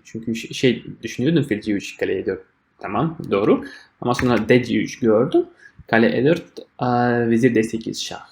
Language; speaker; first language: Turkish; non-native, fluent; Russian